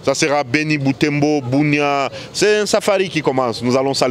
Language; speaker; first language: French; non-native, local second language; Swahili